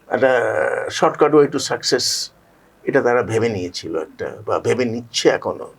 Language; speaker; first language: Bangla; native; Bangla